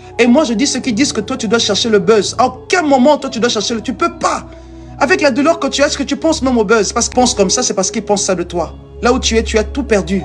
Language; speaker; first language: French; non-native, local second language; Lingala